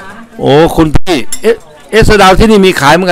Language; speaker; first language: Thai; native; Thai